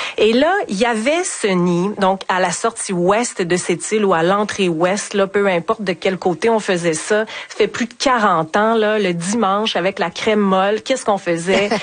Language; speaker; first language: French; native; French